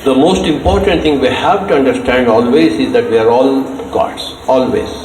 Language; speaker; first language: English; non-native, local second language; Telugu